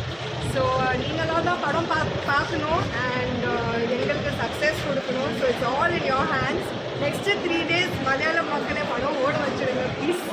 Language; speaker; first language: Tamil; non-native, local second language; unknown